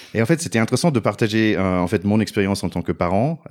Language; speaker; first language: French; non-native, fluent; English